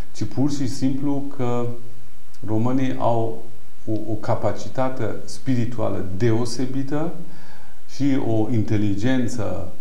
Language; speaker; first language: Romanian; non-native, fluent; Persian